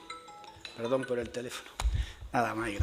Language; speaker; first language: Spanish; native; Spanish